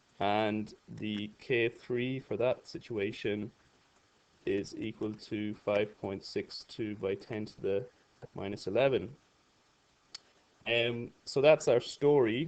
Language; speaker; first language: English; native; English